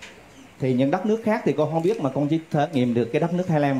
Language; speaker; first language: Vietnamese; native; Vietnamese